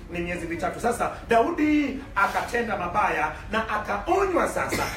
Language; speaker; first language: Swahili; non-native, local second language; Luo (Kenya and Tanzania)